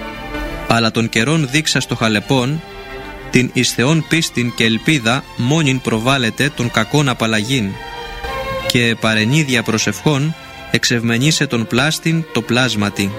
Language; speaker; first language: Greek; native; Greek